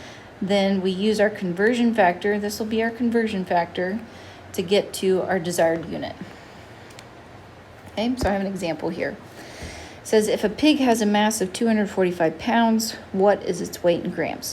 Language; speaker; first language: English; native; English